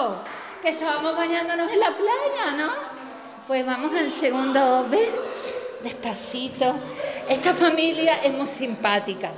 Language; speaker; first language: Spanish; native; Spanish